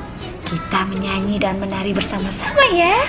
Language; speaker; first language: Indonesian; native; Indonesian